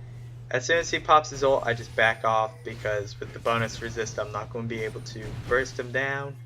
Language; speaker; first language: English; native; English